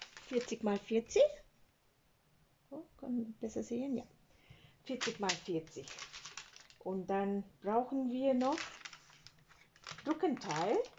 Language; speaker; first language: German; non-native, learner; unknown